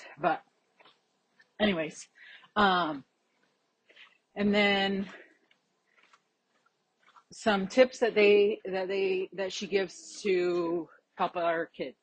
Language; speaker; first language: English; native; English